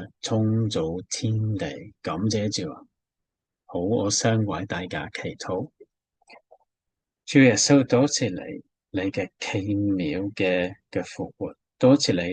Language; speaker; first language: Cantonese; non-native, fluent; English